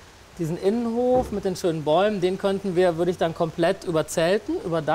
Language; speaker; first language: German; native; German